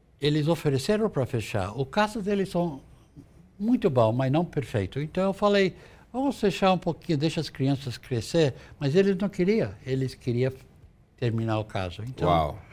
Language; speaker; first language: Portuguese; non-native, fluent; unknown